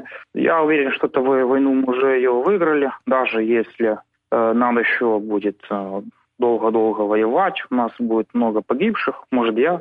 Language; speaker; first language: Ukrainian; non-native, local second language; Russian